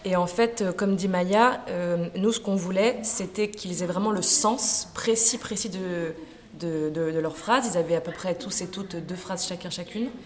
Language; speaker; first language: French; native; French